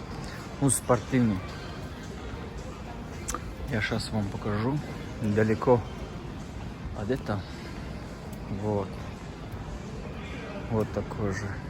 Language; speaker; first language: Russian; non-native, learner; Tajik